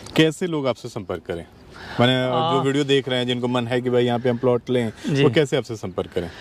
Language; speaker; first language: Hindi; native; Hindi